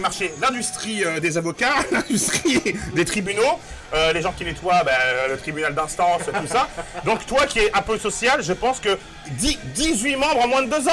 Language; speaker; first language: French; native; French